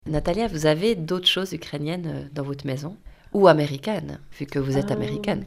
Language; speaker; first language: French; native; French